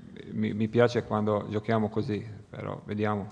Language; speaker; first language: Italian; non-native, learner; Croatian